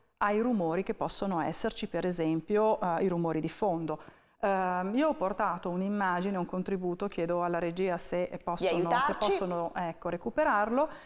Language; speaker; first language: Italian; native; Italian